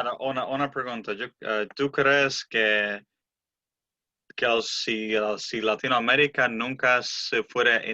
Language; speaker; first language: Spanish; early bilingual, heritage; English